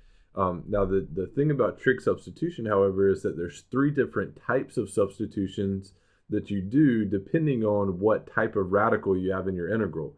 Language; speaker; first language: English; native; English